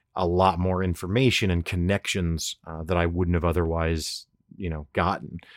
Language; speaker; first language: English; native; English